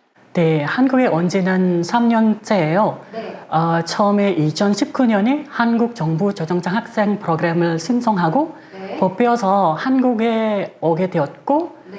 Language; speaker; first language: Korean; non-native, fluent; Indonesian